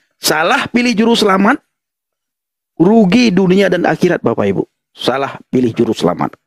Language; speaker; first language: Indonesian; non-native, local second language; Achinese